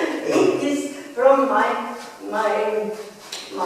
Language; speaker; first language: English; non-native, learner; Latvian